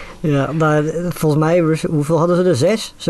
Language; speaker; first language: Dutch; native; Dutch